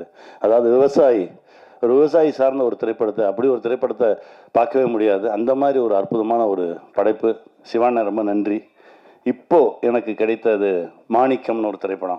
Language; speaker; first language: Tamil; native; Tamil